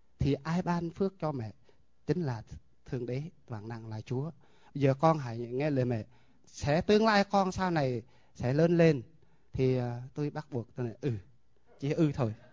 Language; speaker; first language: Vietnamese; non-native, local second language; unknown